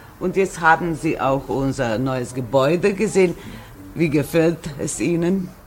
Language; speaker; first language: German; non-native, local second language; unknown